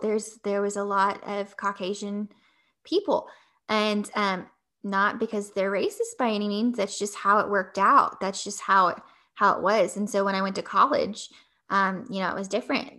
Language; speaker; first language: English; native; English